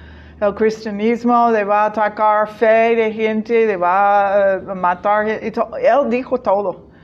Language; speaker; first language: Spanish; non-native, fluent; English